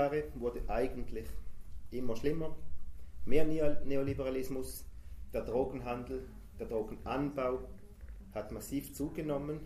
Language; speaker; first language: German; native; German